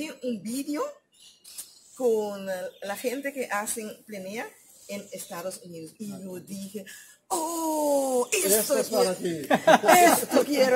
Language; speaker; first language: Spanish; non-native, learner; Papiamento